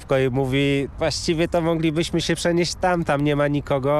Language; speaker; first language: Polish; native; Polish